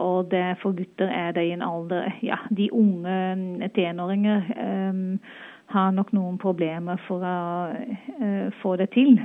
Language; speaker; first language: Norwegian; non-native, fluent; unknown